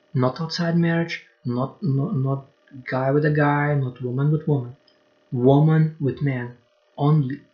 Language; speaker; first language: English; non-native, fluent; Lithuanian